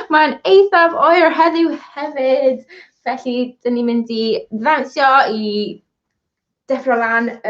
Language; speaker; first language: Welsh; non-native, local second language; English